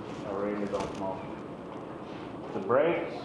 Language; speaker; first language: English; non-native, fluent; German